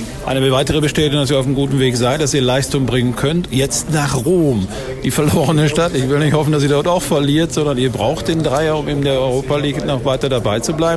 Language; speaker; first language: German; native; German